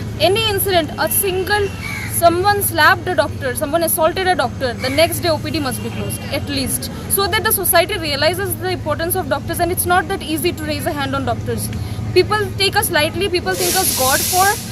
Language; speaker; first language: English; non-native, local second language; Bangla